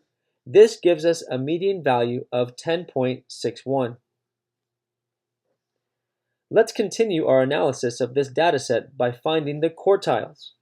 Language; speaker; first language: English; native; English